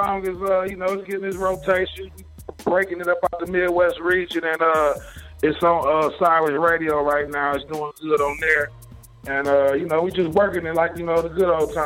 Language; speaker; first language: English; native; English